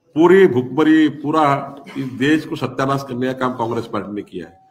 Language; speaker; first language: Hindi; non-native, local second language; Marathi